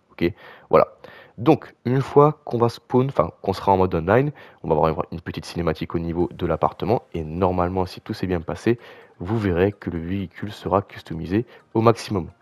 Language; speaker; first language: French; native; French